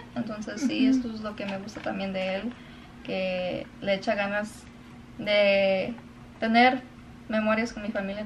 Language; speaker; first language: Spanish; early bilingual, other home language; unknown